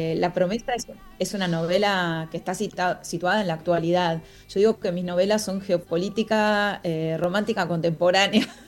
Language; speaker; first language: Spanish; native; Spanish